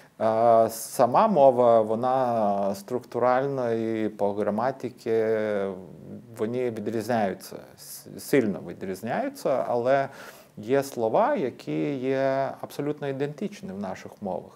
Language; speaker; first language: Ukrainian; non-native, fluent; Lithuanian